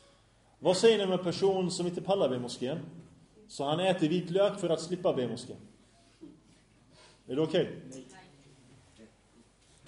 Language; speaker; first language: Swedish; early bilingual, other home language; Arabic